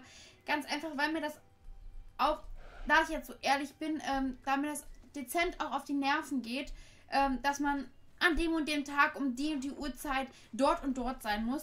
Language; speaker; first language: German; native; German